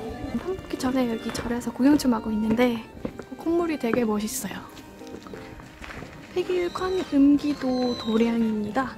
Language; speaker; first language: Korean; non-native, fluent; Estonian